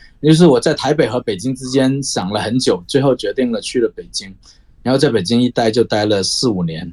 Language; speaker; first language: Chinese; non-native, local second language; Cantonese